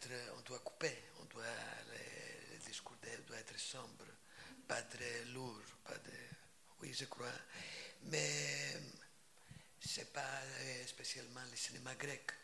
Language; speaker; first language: French; non-native, fluent; Greek